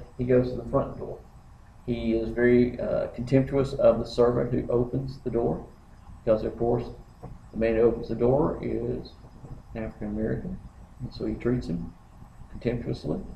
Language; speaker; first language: English; native; English